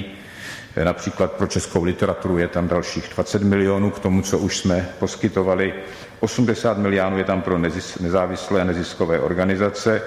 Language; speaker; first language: Czech; native; Czech